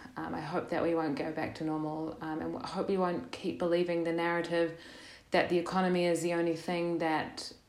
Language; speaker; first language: English; native; English